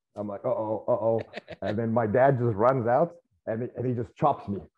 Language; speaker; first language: English; native; English